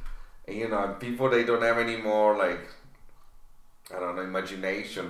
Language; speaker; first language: English; non-native, fluent; Italian